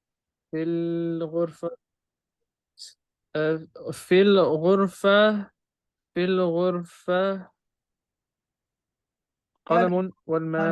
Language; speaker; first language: Arabic; non-native, learner; Urdu